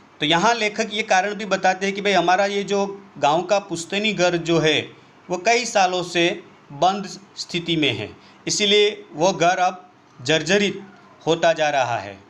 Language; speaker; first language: Hindi; non-native, local second language; Gujarati